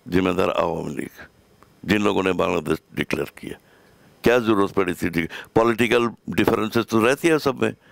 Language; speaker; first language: Urdu; native; Urdu